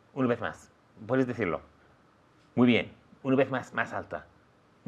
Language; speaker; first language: Spanish; non-native, fluent; English